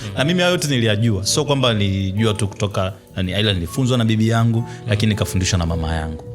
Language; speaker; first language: Swahili; native; Swahili